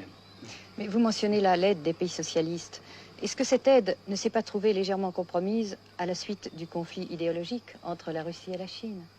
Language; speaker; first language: French; native; French